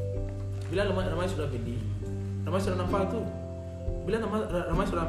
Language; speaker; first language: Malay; non-native, learner; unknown